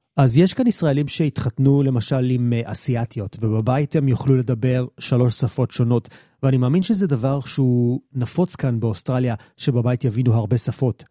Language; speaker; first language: Hebrew; native; Hebrew